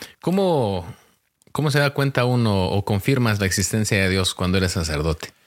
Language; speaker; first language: Spanish; early bilingual, heritage; Spanish